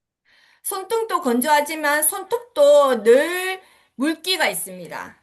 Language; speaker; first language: Korean; native; Korean